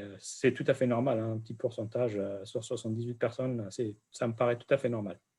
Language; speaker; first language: French; non-native, fluent; Kurdish